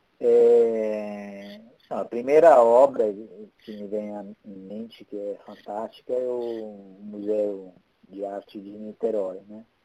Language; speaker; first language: Portuguese; non-native, fluent; Italian